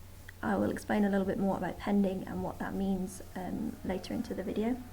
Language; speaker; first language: English; native; English